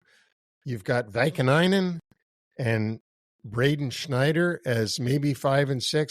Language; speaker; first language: English; native; English